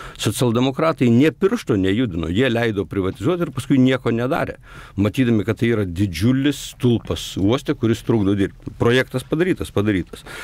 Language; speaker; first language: Lithuanian; native; Lithuanian